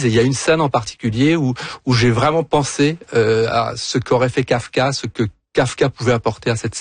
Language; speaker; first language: French; native; French